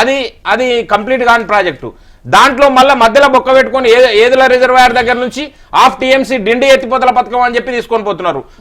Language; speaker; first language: Telugu; native; Telugu